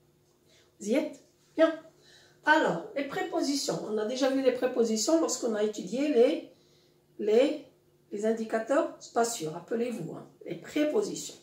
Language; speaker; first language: French; non-native, local second language; Arabic